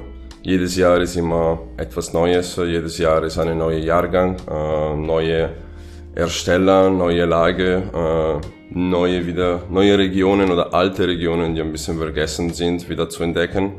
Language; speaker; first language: German; non-native, fluent; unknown